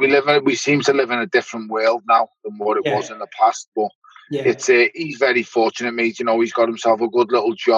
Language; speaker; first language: English; native; English